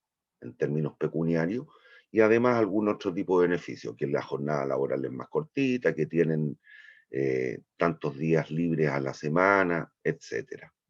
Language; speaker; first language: Spanish; native; Spanish